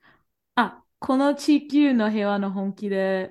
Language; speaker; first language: Japanese; non-native, fluent; English